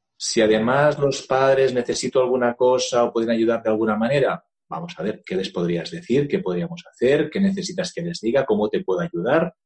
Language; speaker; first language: Spanish; native; Spanish